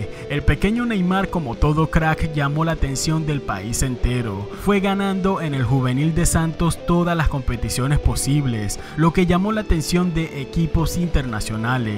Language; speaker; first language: Spanish; native; Spanish